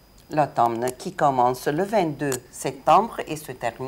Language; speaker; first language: French; non-native, fluent; Arabic